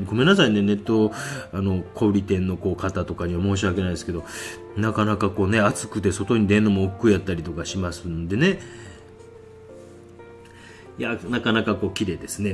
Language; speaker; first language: Japanese; native; Japanese